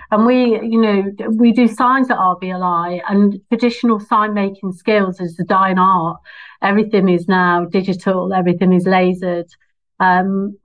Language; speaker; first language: English; native; English